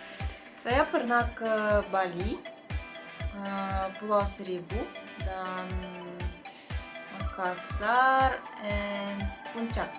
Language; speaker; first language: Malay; non-native, learner; Russian